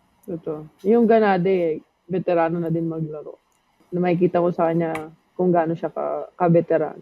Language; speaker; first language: Filipino; native; Filipino